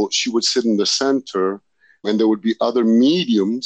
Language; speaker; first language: English; native; English